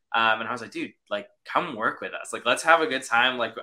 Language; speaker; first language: English; native; English